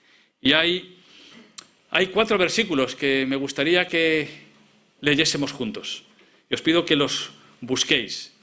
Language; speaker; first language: Spanish; native; Spanish